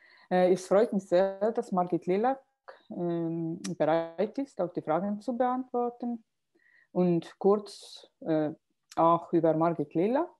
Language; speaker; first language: German; non-native, fluent; Estonian